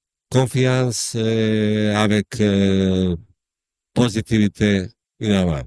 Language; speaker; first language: French; non-native, learner; Croatian